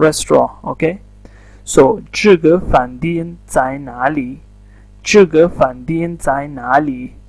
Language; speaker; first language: Chinese; non-native, learner; Urdu